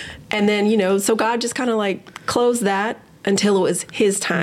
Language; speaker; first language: English; early bilingual, other home language; Spanish